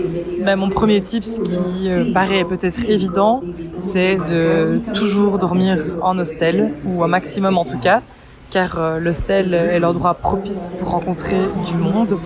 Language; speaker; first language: French; native; French